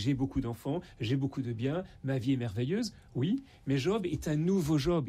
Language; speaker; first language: French; native; French